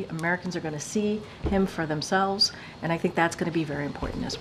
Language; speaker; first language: English; native; English